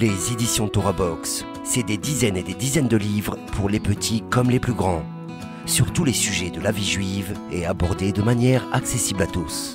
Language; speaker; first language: French; native; French